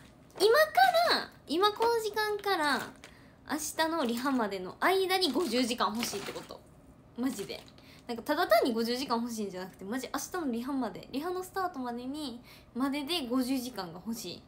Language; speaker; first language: Japanese; native; Japanese